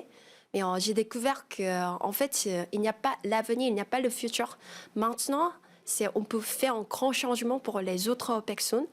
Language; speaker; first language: French; non-native, fluent; Korean